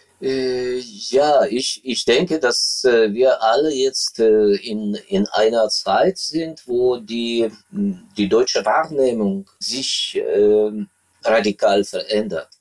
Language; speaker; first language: German; non-native, fluent; Ukrainian